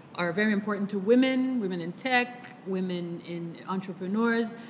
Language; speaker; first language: English; non-native, fluent; Haitian Creole